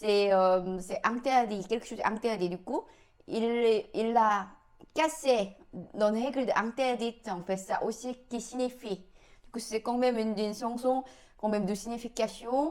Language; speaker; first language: French; non-native, learner; Korean